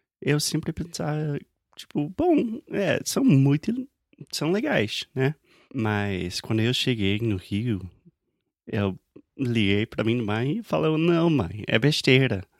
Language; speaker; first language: Portuguese; non-native, fluent; English